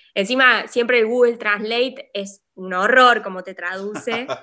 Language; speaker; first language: Spanish; native; Spanish